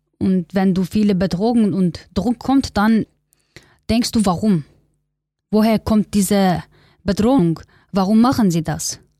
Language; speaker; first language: German; non-native, learner; Kurdish